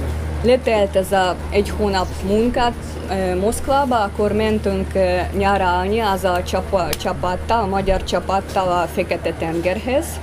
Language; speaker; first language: Hungarian; non-native, fluent; Russian